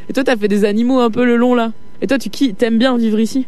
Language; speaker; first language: French; native; French